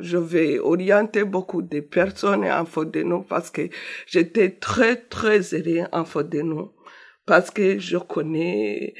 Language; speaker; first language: French; non-native, learner; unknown